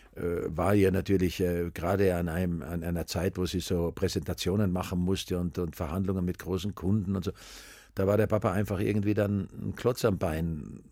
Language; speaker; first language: German; native; German